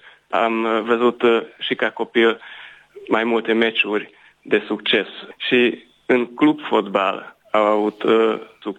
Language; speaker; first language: Romanian; non-native, local second language; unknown